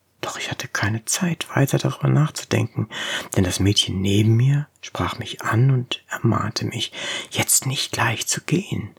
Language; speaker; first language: German; native; German